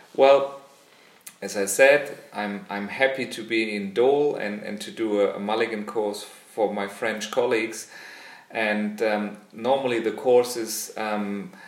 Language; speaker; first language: English; non-native, fluent; German